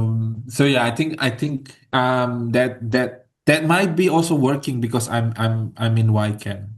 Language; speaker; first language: English; non-native, fluent; Indonesian